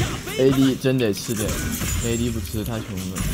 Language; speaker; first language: Chinese; native; Chinese